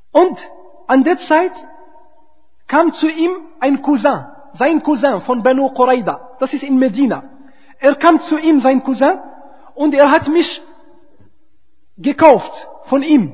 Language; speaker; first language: German; non-native, fluent; Arabic